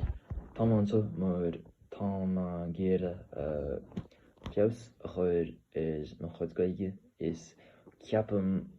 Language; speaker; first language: Irish; non-native, learner; English